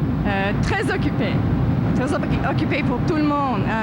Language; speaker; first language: French; non-native, local second language; English